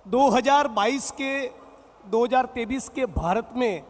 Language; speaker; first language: Hindi; non-native, local second language; Gujarati